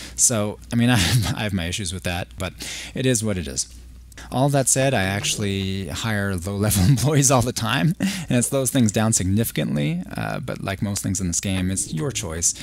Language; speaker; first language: English; native; English